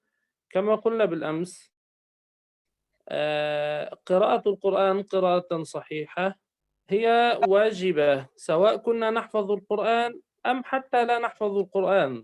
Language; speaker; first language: Arabic; native; Arabic